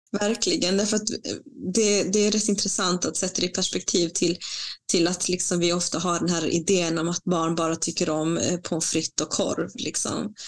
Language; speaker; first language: Swedish; non-native, fluent; Spanish